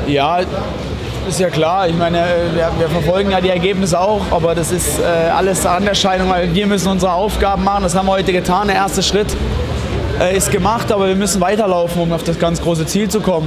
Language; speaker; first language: German; native; German